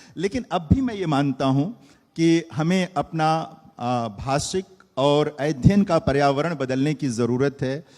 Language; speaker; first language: Hindi; native; Hindi